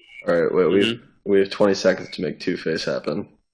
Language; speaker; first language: English; native; English